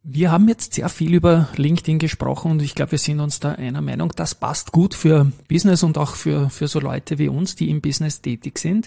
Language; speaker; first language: German; native; German